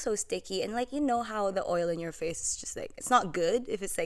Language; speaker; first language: English; non-native, local second language; Filipino